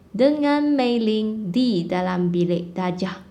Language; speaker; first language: Malay; non-native, local second language; Chinese